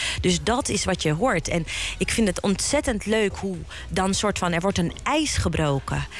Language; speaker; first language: Dutch; early bilingual, other home language; Bosnian